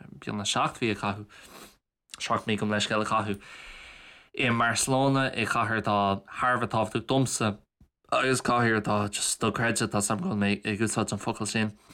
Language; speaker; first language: Irish; native; Irish